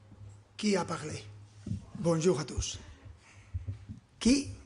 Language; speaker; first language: French; non-native, fluent; Spanish